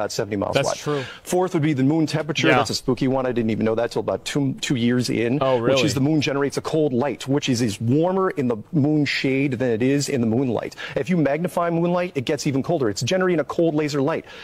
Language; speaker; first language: English; native; English